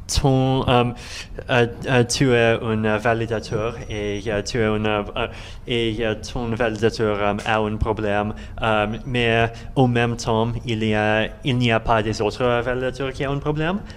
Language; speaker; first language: French; non-native, learner; Russian